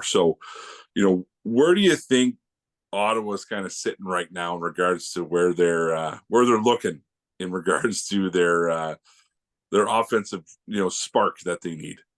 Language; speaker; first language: English; native; English